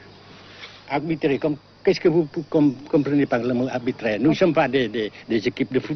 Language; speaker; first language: French; non-native, local second language; Vietnamese